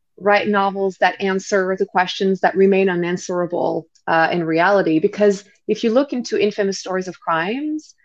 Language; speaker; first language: English; non-native, fluent; French